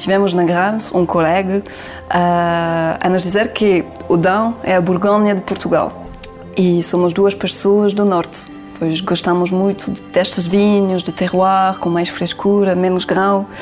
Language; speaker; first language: Portuguese; non-native, learner; French